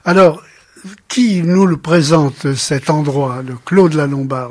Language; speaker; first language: French; native; French